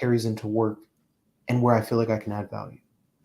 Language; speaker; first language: English; native; English